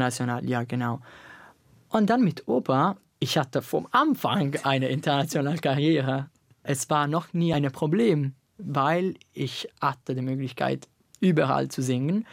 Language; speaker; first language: German; non-native, learner; Italian